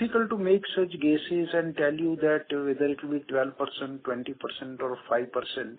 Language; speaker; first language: English; non-native, local second language; Gujarati